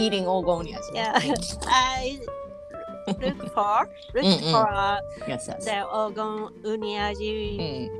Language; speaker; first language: English; non-native, learner; Japanese